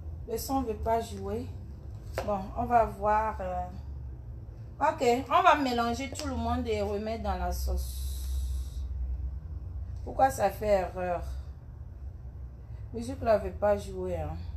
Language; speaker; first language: French; non-native, local second language; Ewe